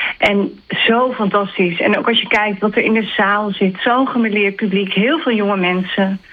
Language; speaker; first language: Dutch; native; Dutch